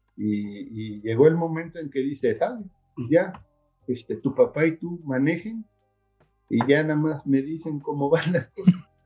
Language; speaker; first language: Spanish; native; Spanish